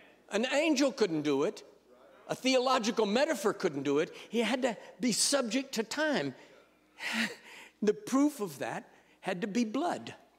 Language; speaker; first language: English; native; English